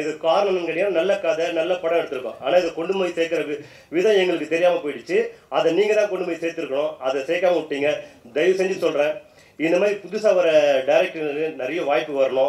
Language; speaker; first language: Tamil; native; Tamil